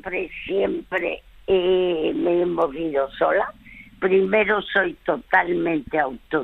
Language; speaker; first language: Spanish; early bilingual, other home language; French